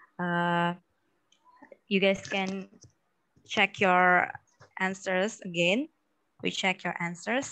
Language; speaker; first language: English; non-native, fluent; Indonesian